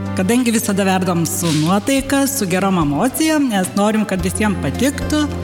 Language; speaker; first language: Lithuanian; native; Lithuanian